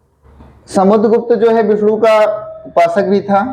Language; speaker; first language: Hindi; native; Hindi